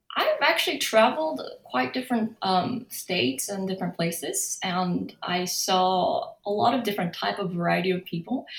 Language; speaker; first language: English; non-native, fluent; Korean